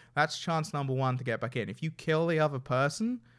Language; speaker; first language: English; native; English